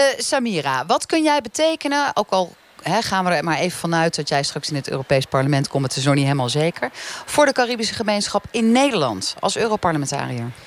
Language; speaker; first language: Dutch; native; Dutch